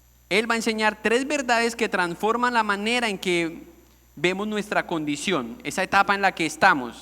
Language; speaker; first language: Spanish; native; Spanish